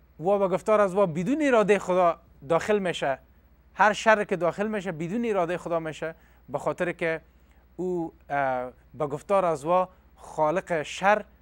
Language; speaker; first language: Persian; non-native, local second language; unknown